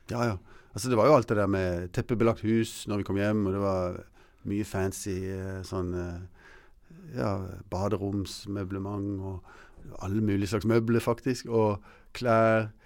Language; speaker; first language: Norwegian; early bilingual, other home language; English